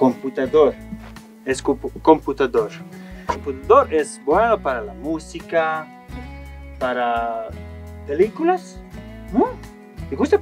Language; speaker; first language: Spanish; non-native, learner; Serbian